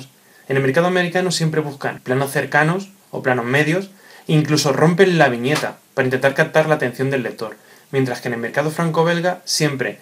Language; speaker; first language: Spanish; native; Spanish